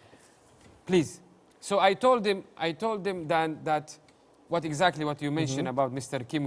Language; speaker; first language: English; non-native, learner; Arabic